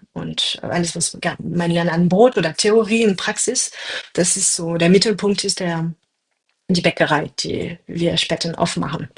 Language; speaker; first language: German; non-native, fluent; French